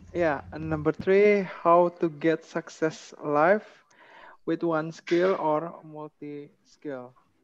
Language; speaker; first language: English; non-native, learner; Indonesian